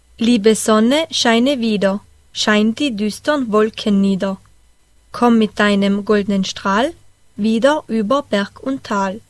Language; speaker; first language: German; non-native, fluent; Ukrainian